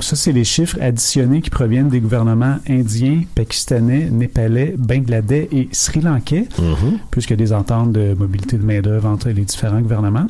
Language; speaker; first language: French; native; French